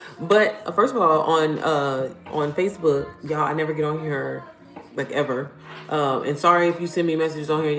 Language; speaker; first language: English; native; English